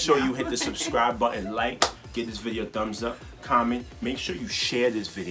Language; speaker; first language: English; native; English